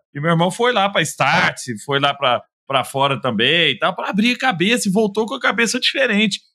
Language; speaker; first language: Portuguese; native; Portuguese